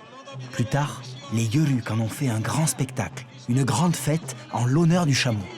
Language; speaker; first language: French; native; French